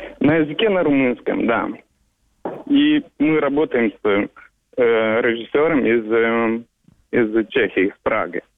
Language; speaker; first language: Russian; non-native, learner; Romanian